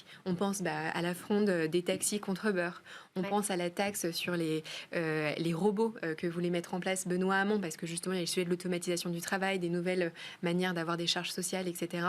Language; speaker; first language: French; native; French